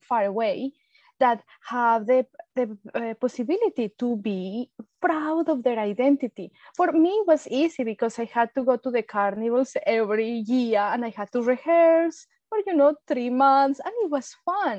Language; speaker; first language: English; non-native, fluent; Spanish